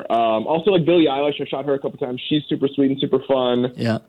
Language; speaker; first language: English; native; English